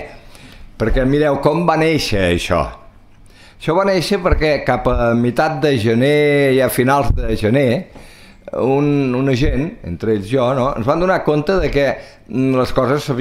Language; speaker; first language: Catalan; native; Catalan